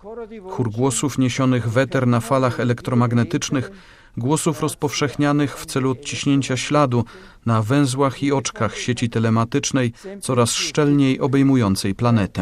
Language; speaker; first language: Polish; non-native, learner; German